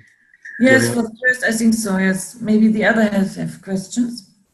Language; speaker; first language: English; non-native, learner; German